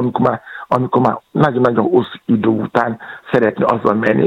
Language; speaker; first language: Hungarian; non-native, fluent; Yoruba